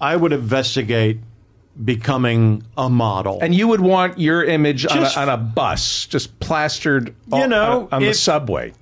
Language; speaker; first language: English; native; English